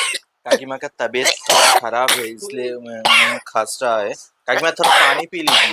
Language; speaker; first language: Hindi; non-native, local second language; Bangla